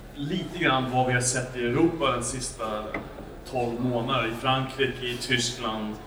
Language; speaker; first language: Swedish; non-native, fluent; English